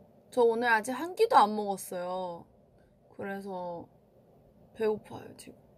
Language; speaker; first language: Korean; non-native, fluent; Chinese